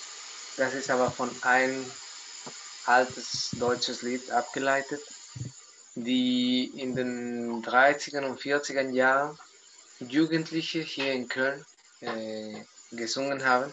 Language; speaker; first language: German; non-native, fluent; Spanish